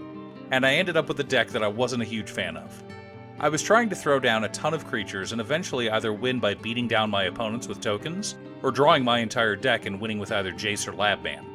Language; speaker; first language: English; native; English